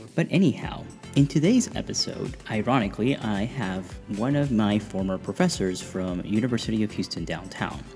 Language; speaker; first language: English; native; English